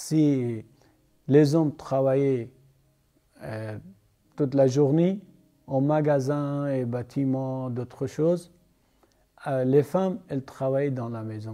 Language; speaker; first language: French; non-native, learner; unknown